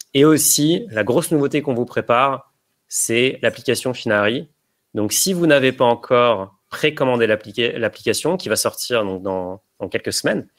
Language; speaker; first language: French; native; French